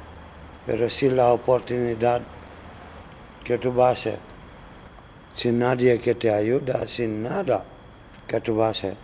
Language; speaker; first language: Spanish; non-native, learner; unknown